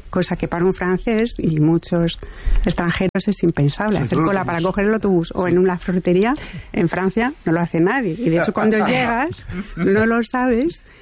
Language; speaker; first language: Spanish; non-native, fluent; French